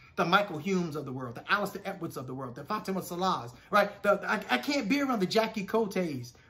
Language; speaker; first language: English; native; English